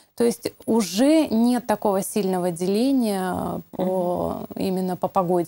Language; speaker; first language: Russian; native; Russian